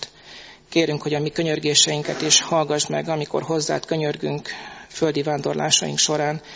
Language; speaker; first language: Hungarian; native; Hungarian